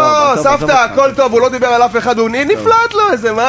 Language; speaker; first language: Hebrew; native; Hebrew